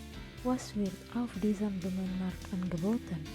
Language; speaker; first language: German; non-native, learner; Indonesian